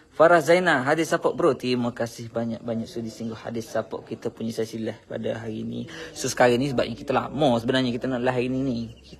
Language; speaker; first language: Malay; native; Malay